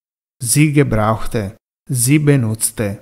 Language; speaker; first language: German; non-native, fluent; Italian